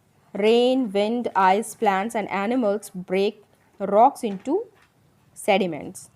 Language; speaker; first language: English; non-native, local second language; Hindi